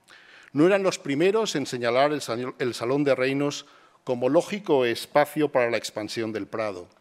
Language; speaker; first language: Spanish; native; Spanish